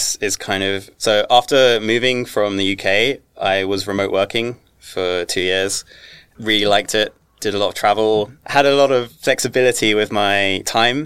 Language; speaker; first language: English; native; English